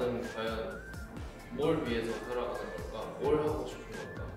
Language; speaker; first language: Korean; native; Korean